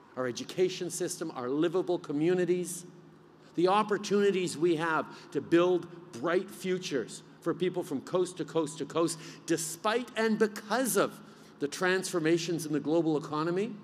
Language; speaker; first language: English; early bilingual, other home language; French